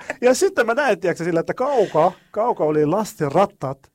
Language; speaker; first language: Finnish; non-native, learner; Arabic